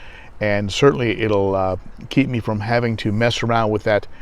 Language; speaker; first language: English; native; English